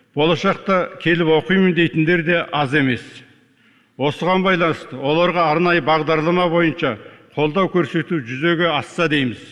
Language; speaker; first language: Kazakh; early bilingual, heritage; Kazakh